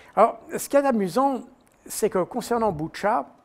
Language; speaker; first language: French; native; French